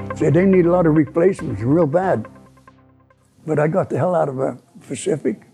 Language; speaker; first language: English; early bilingual, other home language; Italian